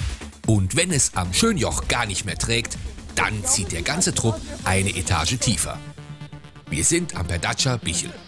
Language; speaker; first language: German; native; German